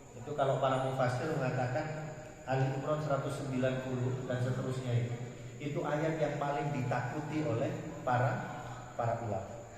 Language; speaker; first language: Indonesian; non-native, local second language; Madurese